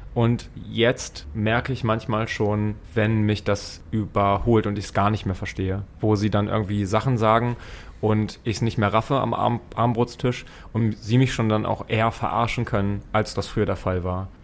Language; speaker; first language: German; native; German